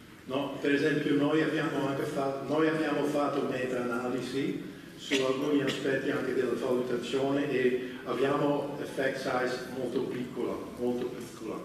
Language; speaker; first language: Italian; non-native, fluent; Dutch